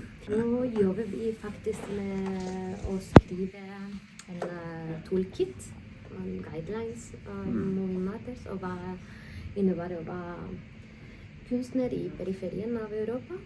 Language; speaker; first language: Norwegian; non-native, fluent; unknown